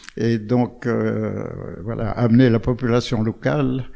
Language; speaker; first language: French; native; French